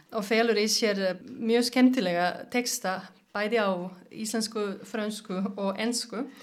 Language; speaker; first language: Icelandic; non-native, fluent; Serbian